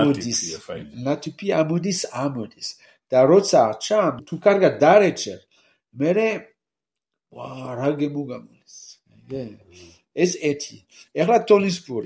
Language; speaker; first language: Georgian; non-native, learner; French